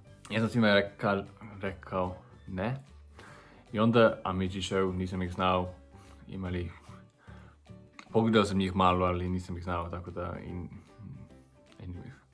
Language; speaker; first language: Serbian; non-native, learner; English